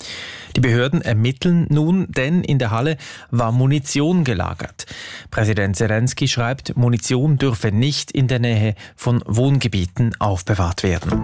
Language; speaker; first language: German; native; German